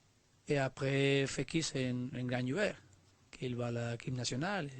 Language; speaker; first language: French; non-native, learner; Spanish